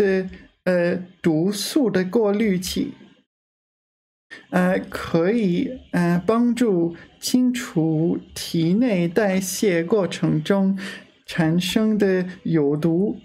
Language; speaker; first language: Chinese; non-native, learner; English